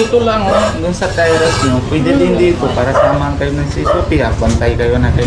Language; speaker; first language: Filipino; non-native, learner; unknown